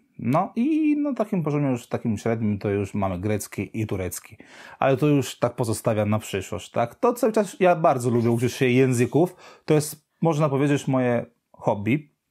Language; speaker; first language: Polish; non-native, fluent; Italian